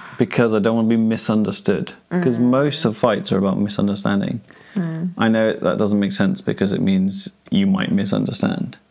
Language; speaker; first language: English; native; English